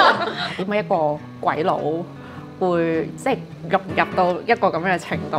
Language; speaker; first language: Chinese; native; Chinese